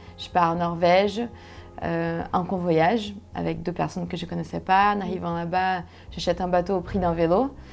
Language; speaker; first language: French; non-native, fluent; Portuguese